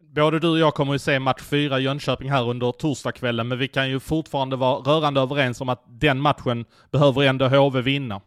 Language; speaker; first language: Swedish; native; Swedish